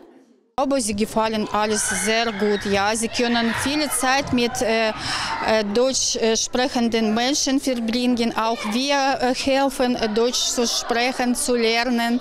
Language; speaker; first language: German; non-native, fluent; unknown